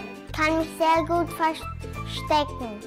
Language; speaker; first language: German; non-native, learner; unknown